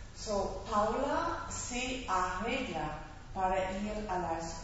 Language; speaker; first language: Spanish; non-native, fluent; English